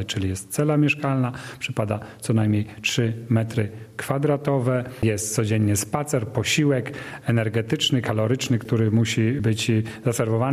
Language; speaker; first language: Polish; native; Polish